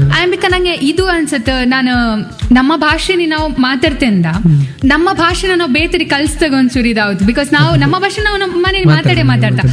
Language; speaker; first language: Kannada; non-native, local second language; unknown